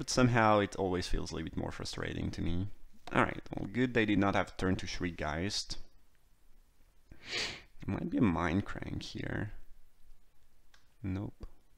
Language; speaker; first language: English; non-native, fluent; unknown